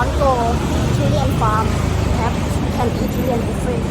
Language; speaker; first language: English; non-native, learner; Thai